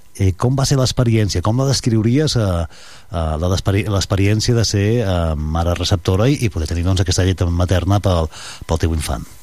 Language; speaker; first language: Catalan; native; Catalan